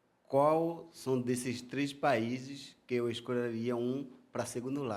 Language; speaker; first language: Portuguese; non-native, fluent; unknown